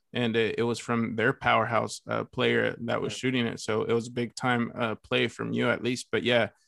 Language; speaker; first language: English; early bilingual, other home language; Spanish